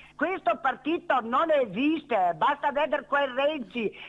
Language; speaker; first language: Italian; non-native, fluent; Bosnian